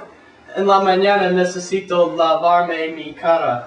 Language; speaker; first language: Spanish; non-native, learner; English